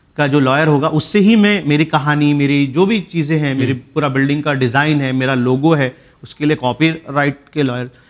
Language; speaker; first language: Hindi; native; Hindi